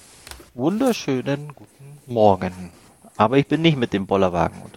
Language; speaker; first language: German; native; German